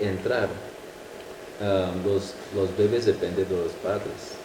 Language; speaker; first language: Spanish; non-native, fluent; English